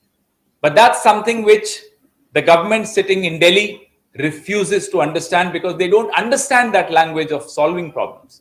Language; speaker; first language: English; non-native, local second language; Hindi